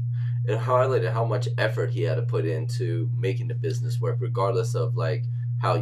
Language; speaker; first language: English; native; English